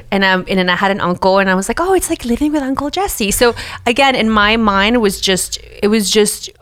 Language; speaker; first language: English; early bilingual, other home language; Spanish